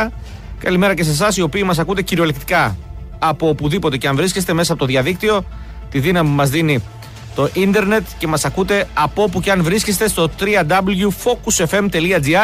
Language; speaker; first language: Greek; native; Greek